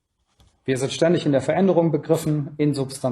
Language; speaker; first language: German; native; German